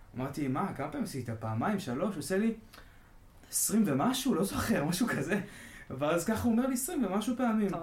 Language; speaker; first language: Hebrew; native; Hebrew